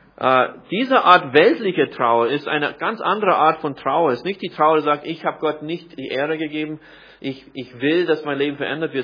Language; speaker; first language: German; non-native, fluent; English